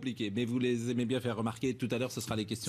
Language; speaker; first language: French; native; French